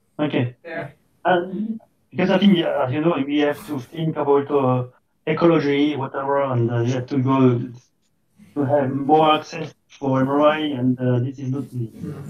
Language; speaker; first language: English; non-native, fluent; French